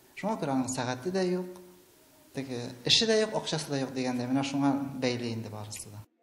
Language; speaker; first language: Tatar; native; Tatar